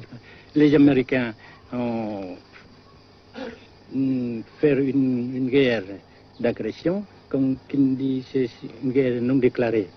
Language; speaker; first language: French; non-native, local second language; Vietnamese